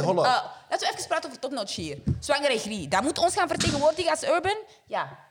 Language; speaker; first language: Dutch; early bilingual, other home language; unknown